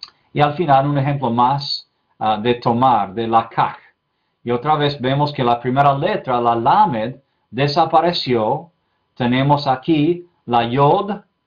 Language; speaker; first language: Spanish; non-native, fluent; English